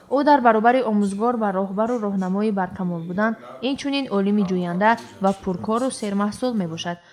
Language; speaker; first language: Tajik; native; Tajik